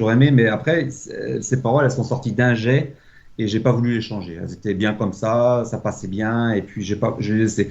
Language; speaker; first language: French; native; French